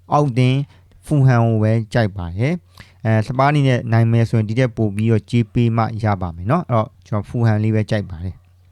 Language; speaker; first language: Burmese; native; Burmese